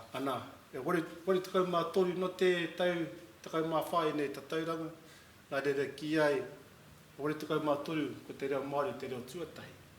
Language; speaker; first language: Māori; native; Māori